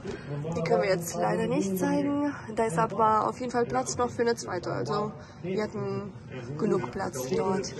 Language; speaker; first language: German; native; German